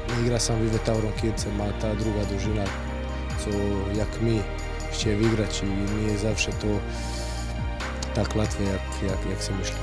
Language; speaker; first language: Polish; non-native, learner; Croatian